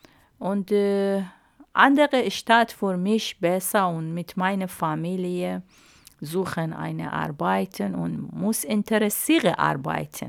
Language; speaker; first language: German; non-native, learner; Arabic